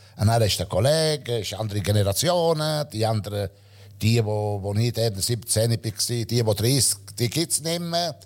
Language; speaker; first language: German; non-native, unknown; Italian